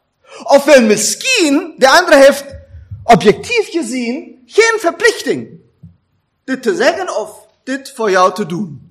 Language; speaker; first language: Dutch; non-native, fluent; German